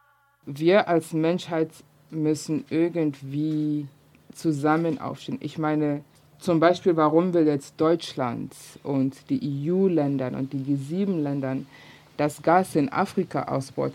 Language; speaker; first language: German; early bilingual, other home language; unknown